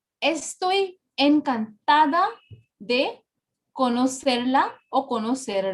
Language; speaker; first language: Spanish; non-native, fluent; Bangla